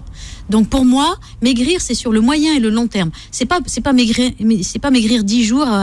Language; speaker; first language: French; native; French